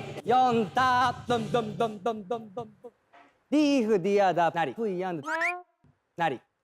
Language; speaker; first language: Chinese; non-native, fluent; Korean